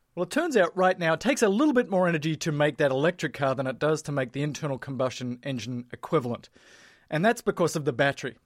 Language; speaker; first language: English; native; English